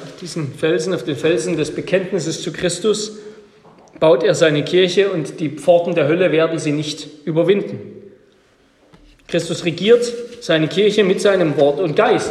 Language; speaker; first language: German; native; German